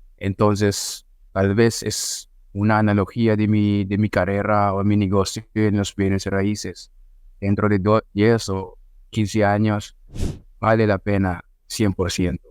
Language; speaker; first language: Spanish; non-native, fluent; Filipino